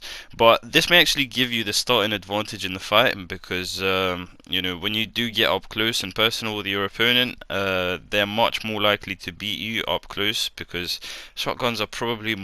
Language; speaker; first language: English; native; English